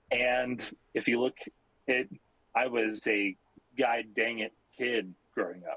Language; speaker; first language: English; native; English